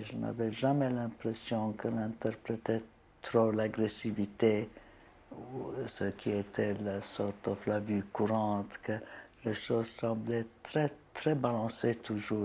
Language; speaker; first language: French; non-native, fluent; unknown